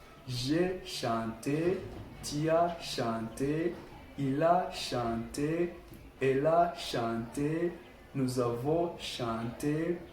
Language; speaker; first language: French; non-native, local second language; Kinyarwanda